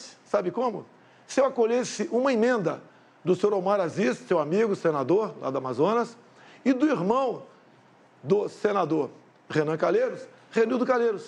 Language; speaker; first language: Portuguese; native; Portuguese